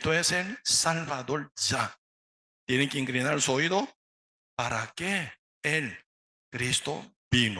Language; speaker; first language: Spanish; non-native, learner; Korean